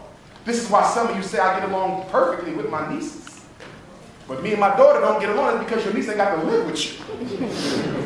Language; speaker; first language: English; native; English